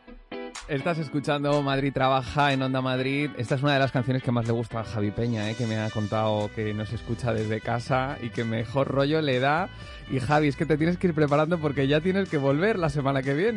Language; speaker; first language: Spanish; native; Spanish